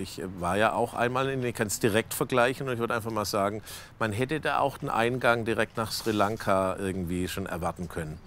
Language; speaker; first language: German; native; German